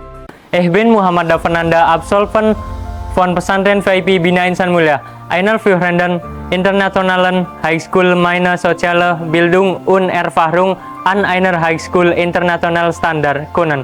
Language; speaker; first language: German; non-native, learner; Indonesian